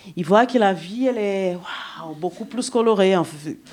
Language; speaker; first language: French; non-native, fluent; Portuguese